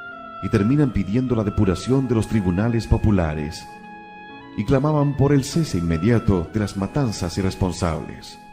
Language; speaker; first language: Spanish; native; Spanish